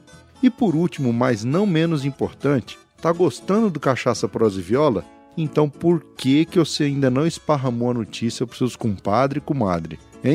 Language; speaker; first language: Portuguese; native; Portuguese